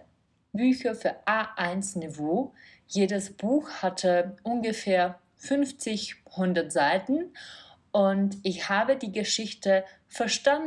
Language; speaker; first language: German; non-native, fluent; Czech